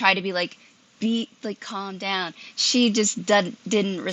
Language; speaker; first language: English; native; English